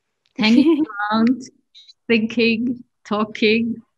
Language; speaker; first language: English; non-native, fluent; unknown